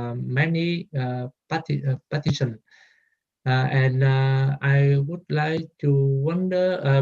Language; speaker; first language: English; non-native, learner; Vietnamese